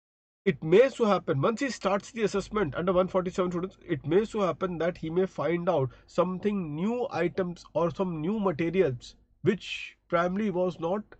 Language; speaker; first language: English; non-native, local second language; Hindi